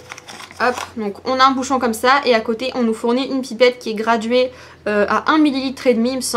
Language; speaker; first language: French; native; French